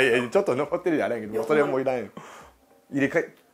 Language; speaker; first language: Japanese; native; Japanese